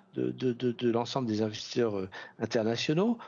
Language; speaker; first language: French; native; French